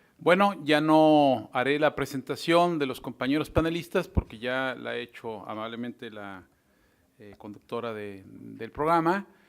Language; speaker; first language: Spanish; native; Spanish